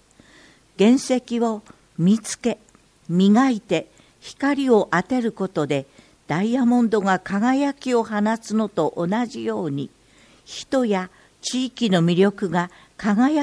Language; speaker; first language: Japanese; native; Japanese